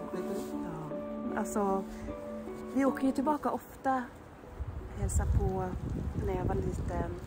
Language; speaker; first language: Swedish; early bilingual, other home language; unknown